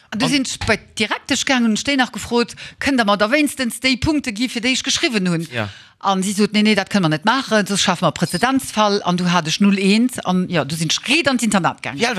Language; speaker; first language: Luxembourgish; early bilingual, heritage; Luxembourgish